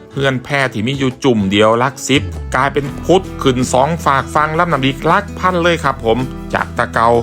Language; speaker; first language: Thai; native; Thai